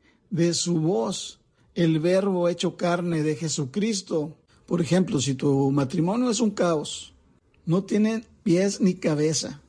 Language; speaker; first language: Spanish; native; Spanish